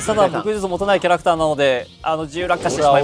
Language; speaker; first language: Japanese; native; Japanese